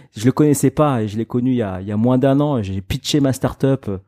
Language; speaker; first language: French; native; French